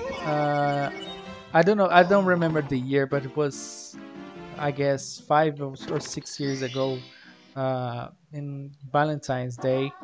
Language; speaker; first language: English; non-native, fluent; Portuguese